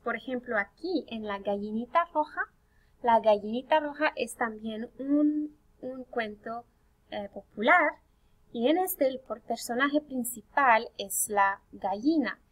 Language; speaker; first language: Spanish; non-native, fluent; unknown